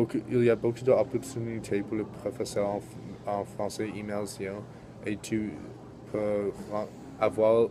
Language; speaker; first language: French; non-native, learner; English